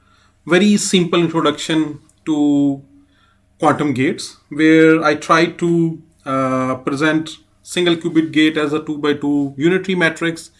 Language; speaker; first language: English; non-native, fluent; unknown